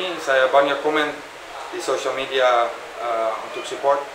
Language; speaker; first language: Indonesian; non-native, fluent; Dutch